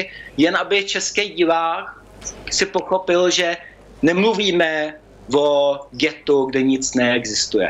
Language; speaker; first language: Czech; early bilingual, heritage; Czech